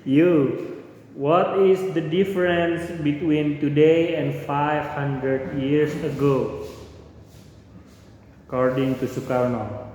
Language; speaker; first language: English; non-native, local second language; Indonesian